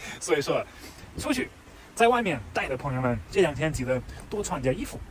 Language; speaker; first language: Chinese; non-native, fluent; German